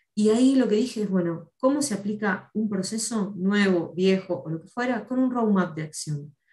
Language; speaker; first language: Spanish; native; Spanish